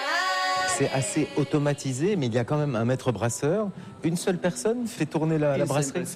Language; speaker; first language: French; native; French